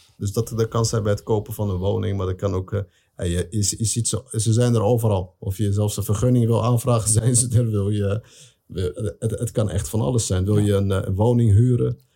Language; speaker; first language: Dutch; early bilingual, other home language; Arabic